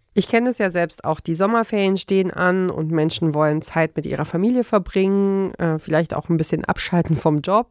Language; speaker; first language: German; native; German